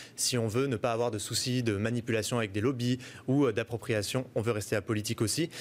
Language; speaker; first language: French; native; French